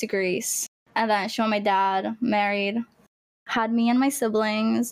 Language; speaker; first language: English; non-native, fluent; Greek